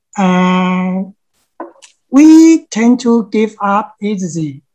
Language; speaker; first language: English; non-native, learner; Chinese